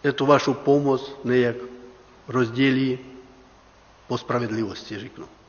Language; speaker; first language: Czech; non-native, learner; Ukrainian